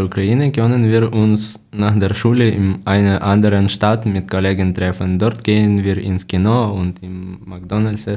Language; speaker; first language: German; non-native, learner; Ukrainian